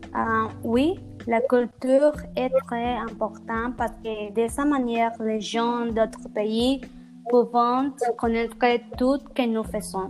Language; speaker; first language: French; non-native, learner; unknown